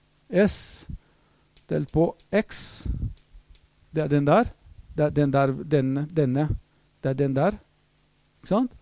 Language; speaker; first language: Norwegian; non-native, fluent; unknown